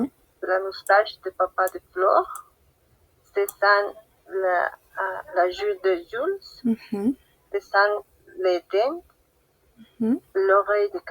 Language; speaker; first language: French; non-native, learner; Spanish